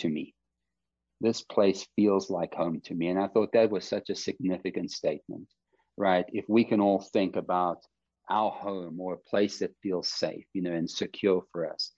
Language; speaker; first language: English; native; English